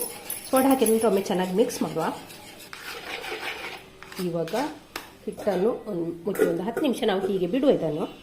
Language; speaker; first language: Kannada; native; Kannada